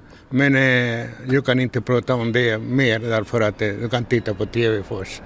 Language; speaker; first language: Swedish; non-native, learner; Spanish